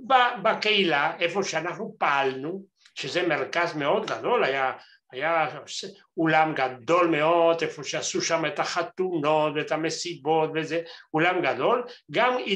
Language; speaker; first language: Hebrew; non-native, fluent; Spanish